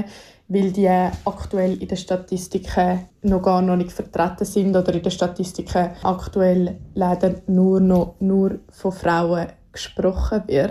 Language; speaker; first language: German; native; German